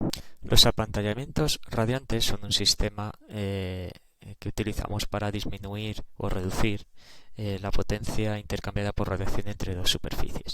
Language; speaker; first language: Spanish; native; Spanish